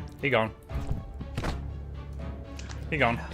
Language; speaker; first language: English; native; English